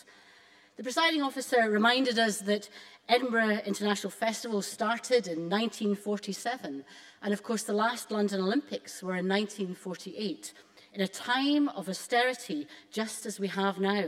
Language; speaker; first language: English; native; English